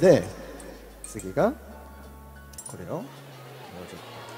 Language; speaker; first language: Japanese; non-native, fluent; Korean